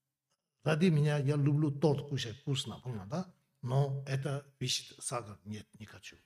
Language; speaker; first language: Russian; non-native, learner; Tibetan